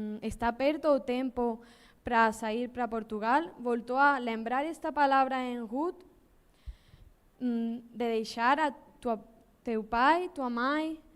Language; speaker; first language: Portuguese; non-native, learner; Spanish